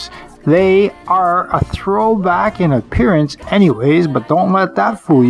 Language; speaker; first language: English; native; English